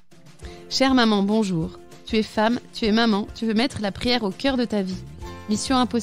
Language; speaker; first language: French; native; French